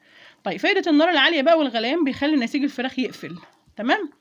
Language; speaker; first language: Arabic; native; Arabic